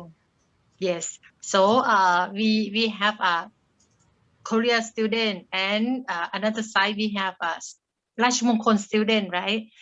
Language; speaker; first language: English; non-native, learner; Thai